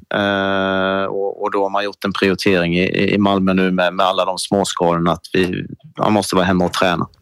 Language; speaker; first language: Swedish; native; Swedish